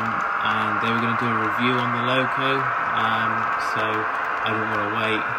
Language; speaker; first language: English; native; English